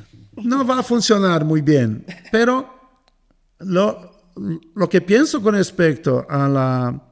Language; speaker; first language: Spanish; non-native, fluent; Portuguese